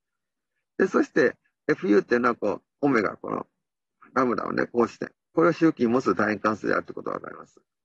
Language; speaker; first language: Japanese; native; Japanese